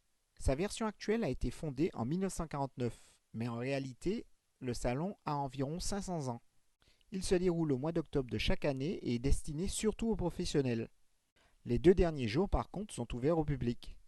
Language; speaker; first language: French; native; French